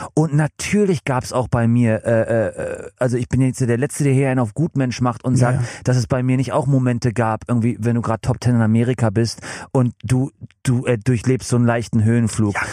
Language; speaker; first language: German; non-native, fluent; English